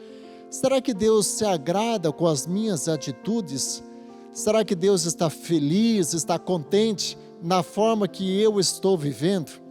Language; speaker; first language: Portuguese; native; Portuguese